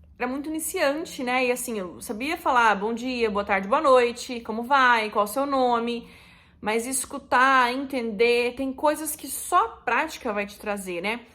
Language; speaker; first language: Portuguese; native; Portuguese